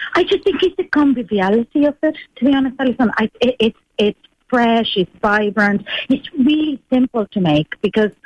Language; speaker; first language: English; non-native, fluent; Spanish